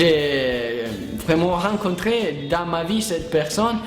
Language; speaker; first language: French; non-native, learner; Italian